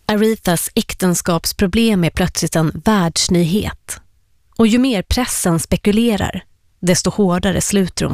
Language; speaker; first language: Swedish; native; Swedish